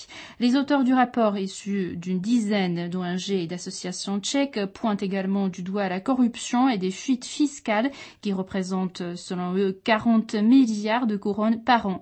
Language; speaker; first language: French; non-native, fluent; Czech